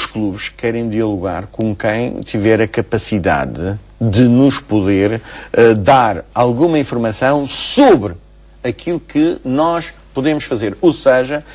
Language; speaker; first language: Portuguese; native; Portuguese